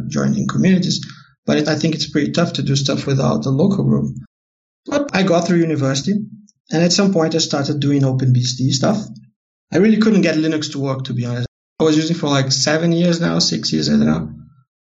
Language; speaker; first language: English; non-native, fluent; Portuguese